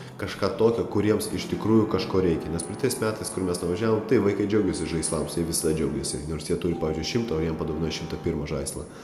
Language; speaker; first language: Lithuanian; non-native, local second language; Russian